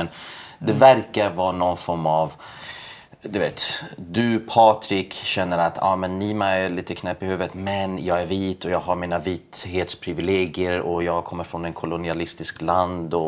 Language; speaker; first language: Swedish; early bilingual, other home language; Persian